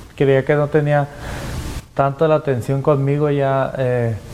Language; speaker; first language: Spanish; native; Spanish